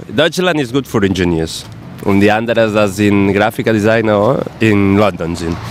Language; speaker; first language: German; non-native, learner; Catalan